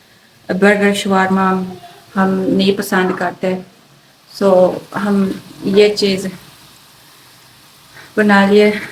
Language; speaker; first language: Hindi; non-native, learner; Chinese